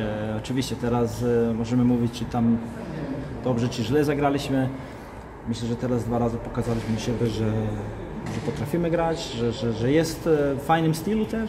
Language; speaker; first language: Polish; non-native, fluent; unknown